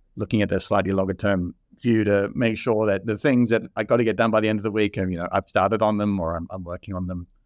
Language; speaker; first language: English; native; English